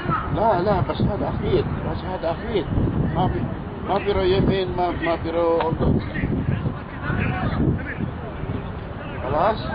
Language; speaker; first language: Arabic; non-native, learner; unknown